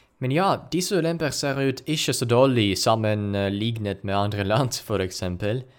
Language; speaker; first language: Norwegian; non-native, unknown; Ukrainian